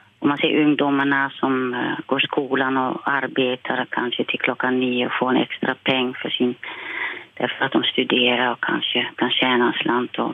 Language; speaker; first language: Swedish; non-native, fluent; Dutch